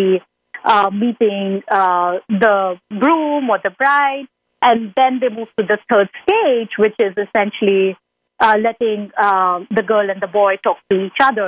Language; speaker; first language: English; non-native, local second language; Hindi